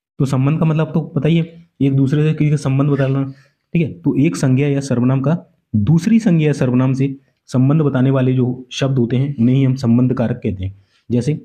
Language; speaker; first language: Hindi; native; Hindi